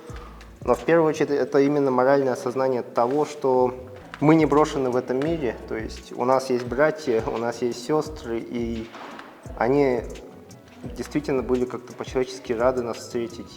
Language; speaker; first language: Russian; native; Russian